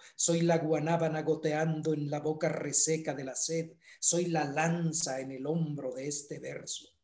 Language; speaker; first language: Spanish; native; Spanish